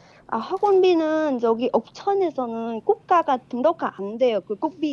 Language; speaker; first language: Korean; non-native, fluent; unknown